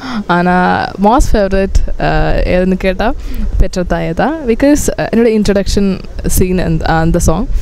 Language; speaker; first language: Tamil; non-native, learner; Malayalam